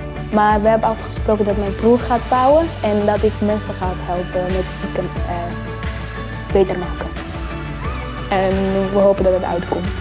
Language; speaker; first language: Dutch; early bilingual, other home language; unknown